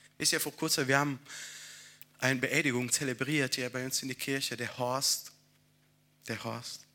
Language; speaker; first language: German; non-native, fluent; Italian